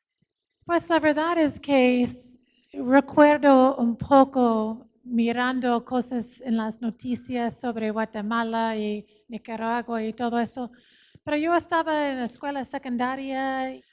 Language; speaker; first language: Spanish; non-native, fluent; English